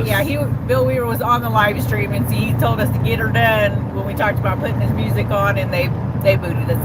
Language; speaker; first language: English; native; English